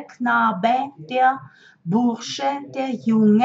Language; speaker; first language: German; non-native, fluent; Russian